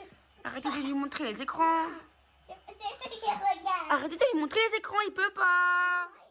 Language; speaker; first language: French; native; French